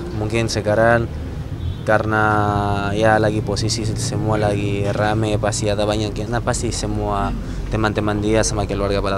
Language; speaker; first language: Indonesian; non-native, learner; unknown